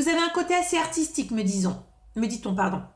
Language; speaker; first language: French; native; French